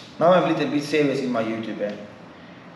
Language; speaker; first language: English; non-native, fluent; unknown